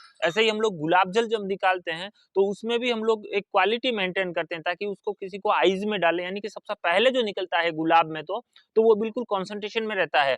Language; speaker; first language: Hindi; native; Hindi